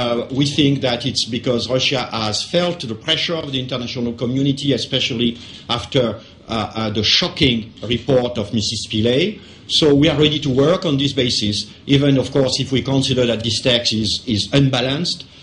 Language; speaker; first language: English; non-native, fluent; French